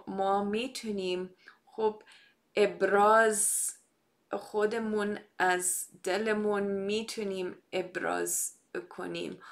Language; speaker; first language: Persian; non-native, fluent; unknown